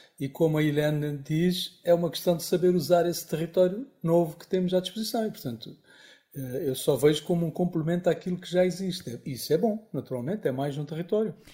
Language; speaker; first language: Portuguese; native; Portuguese